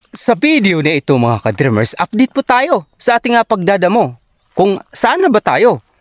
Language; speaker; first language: Filipino; non-native, local second language; Cebuano